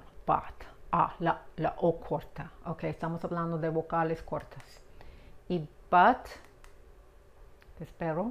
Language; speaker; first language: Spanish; non-native, fluent; English